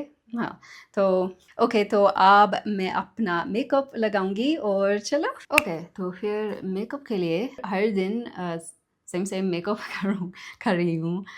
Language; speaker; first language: Hindi; non-native, learner; English